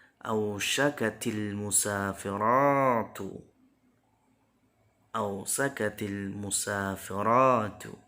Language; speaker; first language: Arabic; non-native, fluent; Indonesian